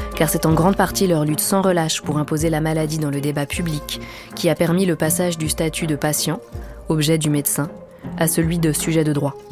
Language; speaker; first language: French; native; French